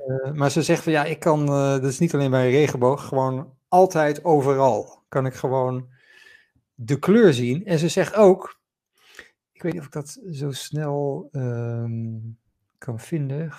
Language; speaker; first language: Dutch; native; Dutch